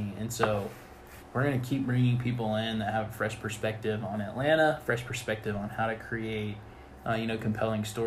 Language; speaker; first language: English; native; English